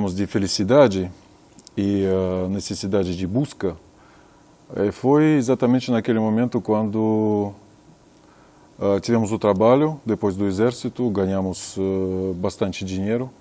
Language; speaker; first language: Portuguese; non-native, fluent; Russian